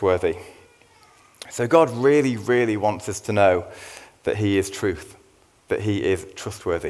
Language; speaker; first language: English; native; English